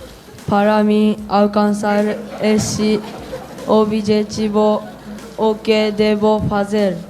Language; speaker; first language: Portuguese; non-native, learner; Japanese